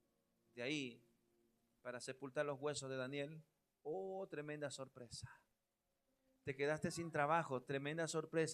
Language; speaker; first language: Spanish; native; Spanish